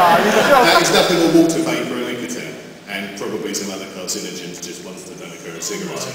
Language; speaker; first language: English; native; English